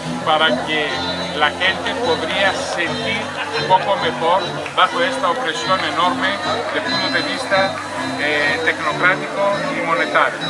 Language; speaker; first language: Spanish; non-native, fluent; Greek